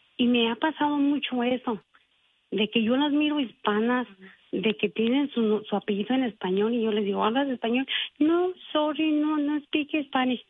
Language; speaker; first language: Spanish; native; Spanish